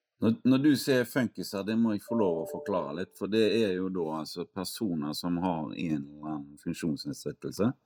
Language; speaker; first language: Norwegian; native; Norwegian